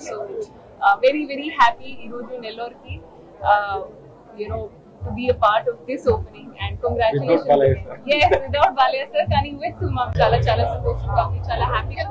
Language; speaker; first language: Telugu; non-native, fluent; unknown